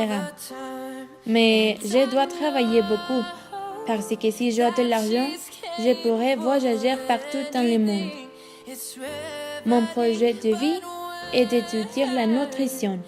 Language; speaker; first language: French; non-native, learner; Spanish